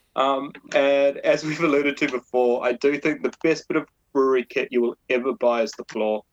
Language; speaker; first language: English; native; English